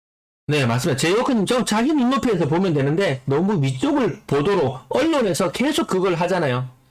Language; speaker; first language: Korean; native; Korean